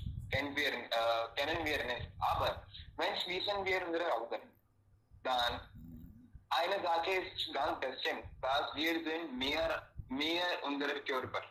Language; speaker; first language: German; non-native, learner; Hindi